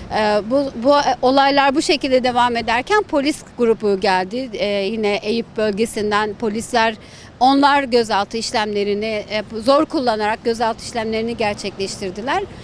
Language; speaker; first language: Turkish; native; Turkish